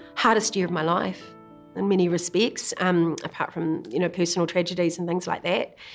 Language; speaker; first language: English; native; English